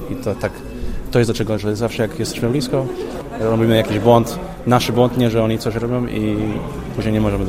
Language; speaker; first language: Polish; non-native, learner; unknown